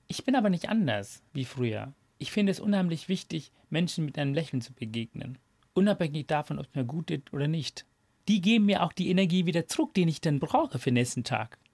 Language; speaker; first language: German; non-native, fluent; Tamil